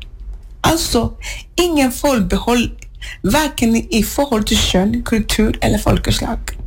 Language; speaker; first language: Norwegian; non-native, fluent; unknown